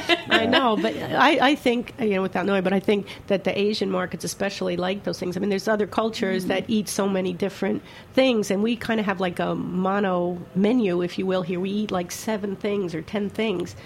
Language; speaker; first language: English; native; English